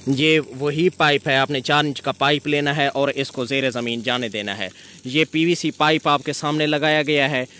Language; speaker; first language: Urdu; non-native, local second language; Sindhi